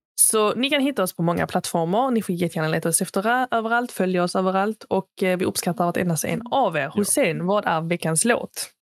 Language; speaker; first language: Swedish; early bilingual, other home language; Arabic